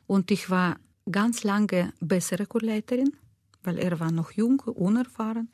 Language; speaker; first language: German; non-native, learner; Russian